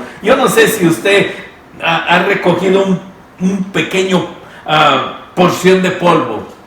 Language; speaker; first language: Spanish; native; Spanish